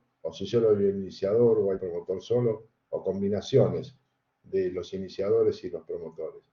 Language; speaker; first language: Spanish; native; Spanish